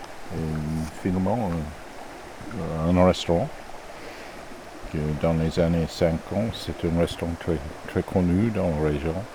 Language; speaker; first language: French; non-native, learner; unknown